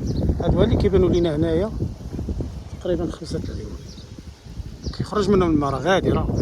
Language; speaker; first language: Arabic; native; Arabic